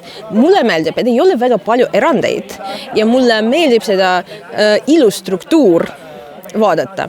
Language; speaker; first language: Estonian; non-native, fluent; Russian